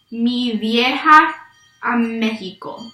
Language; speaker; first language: Spanish; non-native, learner; English